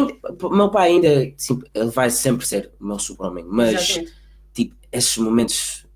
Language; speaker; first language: Portuguese; early bilingual, heritage; Portuguese